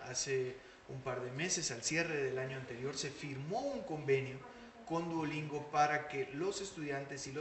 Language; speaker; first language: Spanish; native; Spanish